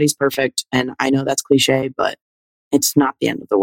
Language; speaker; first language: English; native; English